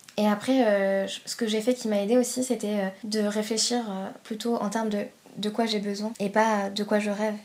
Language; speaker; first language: French; early bilingual, other home language; Persian